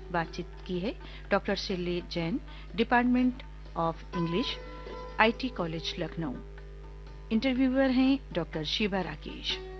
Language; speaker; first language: Hindi; native; Hindi